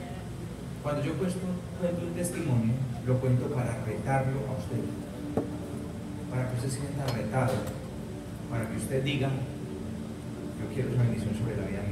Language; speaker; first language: Spanish; native; Spanish